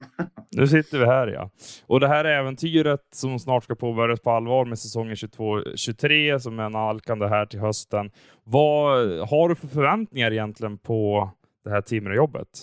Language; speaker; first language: Swedish; native; Swedish